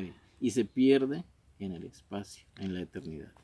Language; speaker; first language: Spanish; native; Spanish